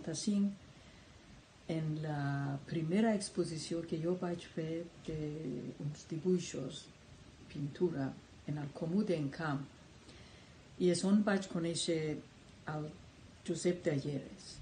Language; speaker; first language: Catalan; non-native, fluent; Persian